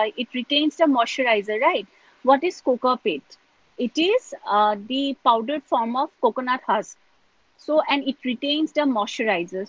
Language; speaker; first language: English; non-native, local second language; Assamese